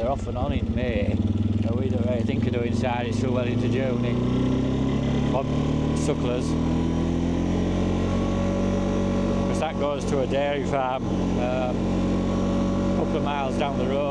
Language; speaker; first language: English; native; English